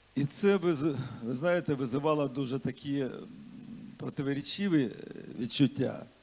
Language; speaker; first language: Ukrainian; non-native, local second language; Russian